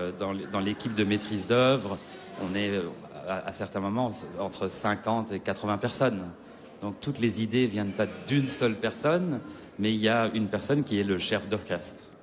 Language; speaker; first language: French; non-native, fluent; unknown